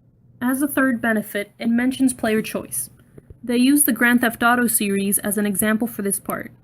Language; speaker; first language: English; native; English